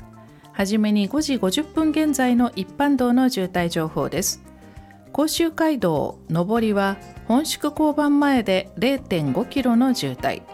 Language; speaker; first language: Japanese; native; Japanese